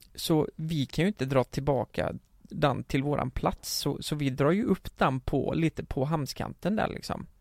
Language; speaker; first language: Swedish; native; Swedish